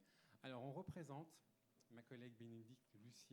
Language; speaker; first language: French; native; French